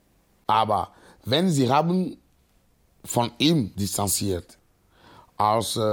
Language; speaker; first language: German; non-native, learner; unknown